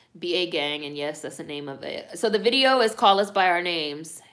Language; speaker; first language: English; native; English